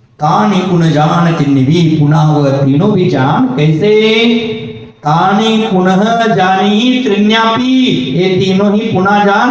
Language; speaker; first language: Hindi; non-native, local second language; Marathi